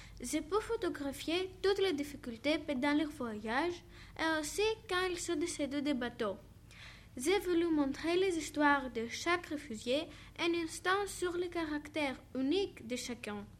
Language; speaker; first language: French; non-native, learner; Greek